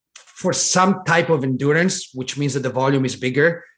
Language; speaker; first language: English; non-native, fluent; Italian